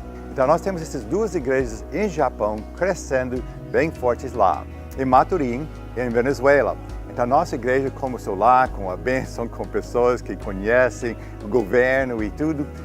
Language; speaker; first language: Portuguese; non-native, learner; English